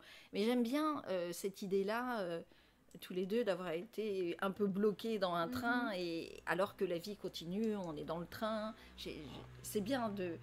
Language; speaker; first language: French; native; French